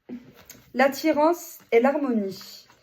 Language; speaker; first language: French; native; French